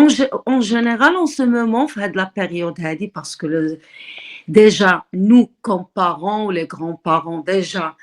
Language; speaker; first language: French; non-native, local second language; Arabic